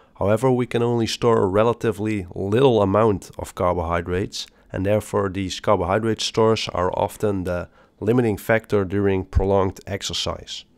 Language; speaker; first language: English; non-native, fluent; Dutch